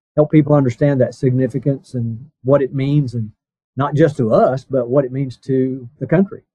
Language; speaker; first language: English; native; English